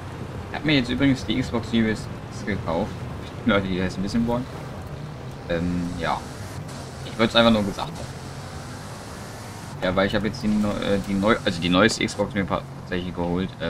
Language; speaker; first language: German; native; German